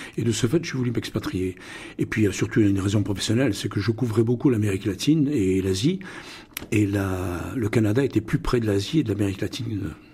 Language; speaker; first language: French; non-native, local second language; Russian